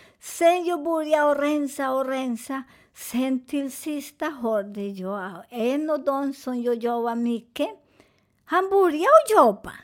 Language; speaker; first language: Swedish; non-native, fluent; Spanish